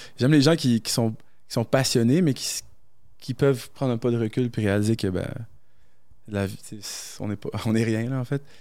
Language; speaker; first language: French; early bilingual, other home language; Arabic